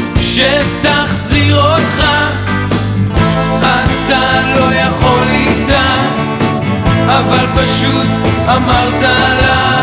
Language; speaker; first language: Hebrew; native; Hebrew